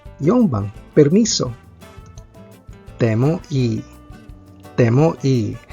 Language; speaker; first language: Japanese; non-native, fluent; Filipino